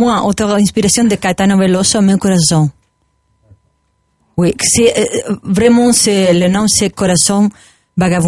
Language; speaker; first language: French; non-native, learner; Spanish